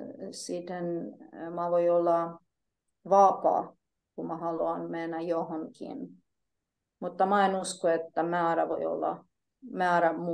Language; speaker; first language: Finnish; non-native, fluent; Polish